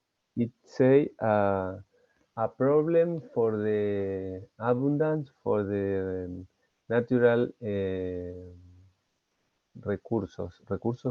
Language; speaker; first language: English; non-native, learner; Spanish